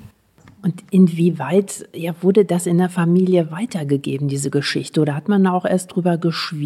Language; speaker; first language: German; native; German